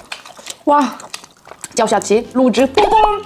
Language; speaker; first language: Chinese; non-native, learner; Korean